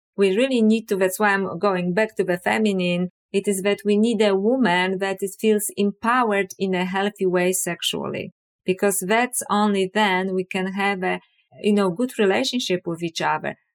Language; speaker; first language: English; non-native, fluent; Polish